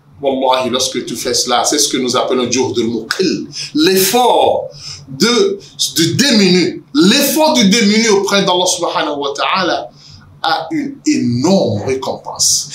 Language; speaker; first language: French; non-native, local second language; Yoruba